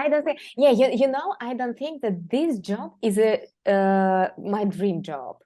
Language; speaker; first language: English; non-native, fluent; Russian